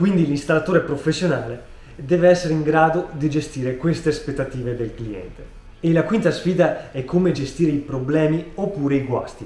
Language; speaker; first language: Italian; native; Italian